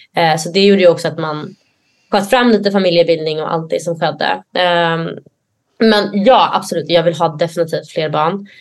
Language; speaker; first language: Swedish; early bilingual, other home language; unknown